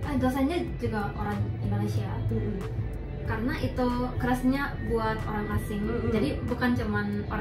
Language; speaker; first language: Indonesian; non-native, fluent; Japanese